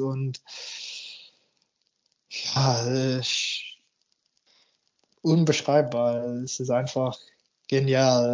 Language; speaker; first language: German; non-native, fluent; English